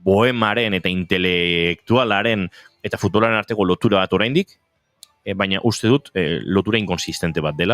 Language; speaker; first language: Basque; native; Basque